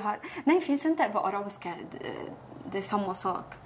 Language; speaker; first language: Swedish; non-native, learner; Arabic